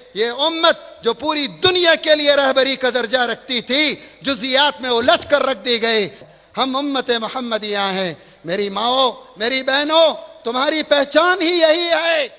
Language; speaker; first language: Urdu; native; Urdu